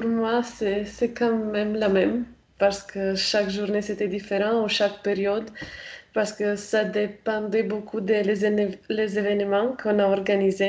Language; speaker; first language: French; non-native, fluent; Romanian